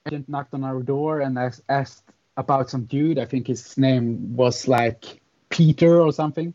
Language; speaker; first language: English; non-native, fluent; Swedish